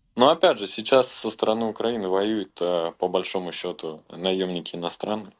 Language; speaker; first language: Russian; native; Russian